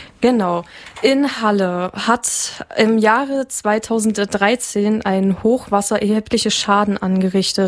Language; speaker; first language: German; native; German